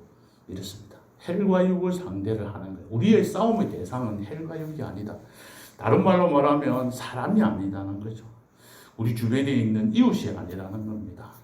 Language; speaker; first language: Korean; native; Korean